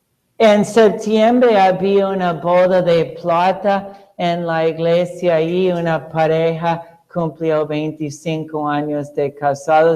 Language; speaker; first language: Spanish; non-native, fluent; English